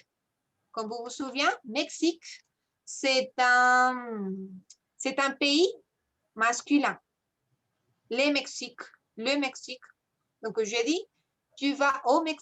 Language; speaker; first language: French; non-native, fluent; Spanish